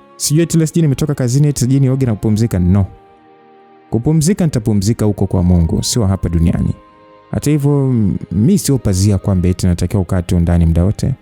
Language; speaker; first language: Swahili; native; Swahili